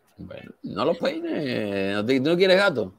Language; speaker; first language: Spanish; native; Spanish